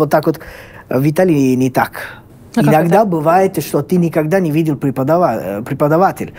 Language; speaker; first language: Russian; non-native, fluent; Italian